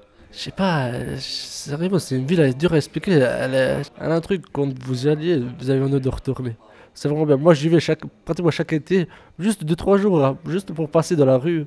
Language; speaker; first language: French; early bilingual, other home language; Bosnian